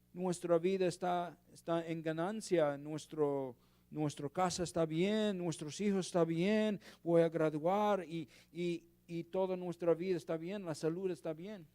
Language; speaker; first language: Spanish; non-native, learner; English